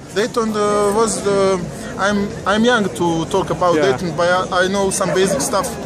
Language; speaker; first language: English; non-native, learner; Bosnian